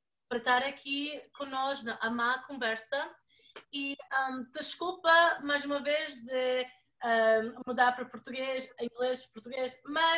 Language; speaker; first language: Portuguese; early bilingual, other home language; English